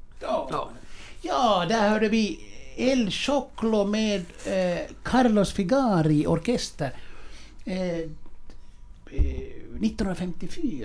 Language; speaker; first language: Swedish; native; Swedish